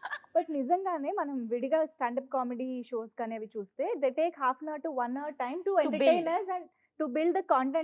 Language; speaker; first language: Telugu; native; Telugu